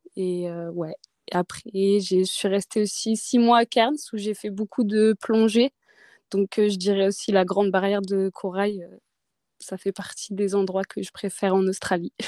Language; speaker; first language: French; native; French